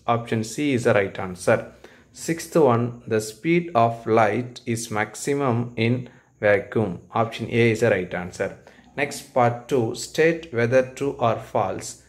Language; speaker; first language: English; non-native, local second language; Tamil